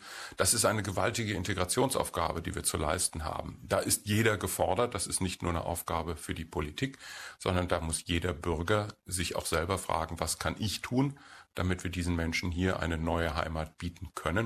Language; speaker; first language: German; native; German